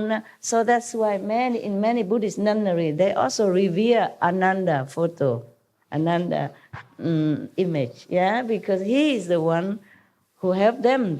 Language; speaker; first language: English; non-native, fluent; Vietnamese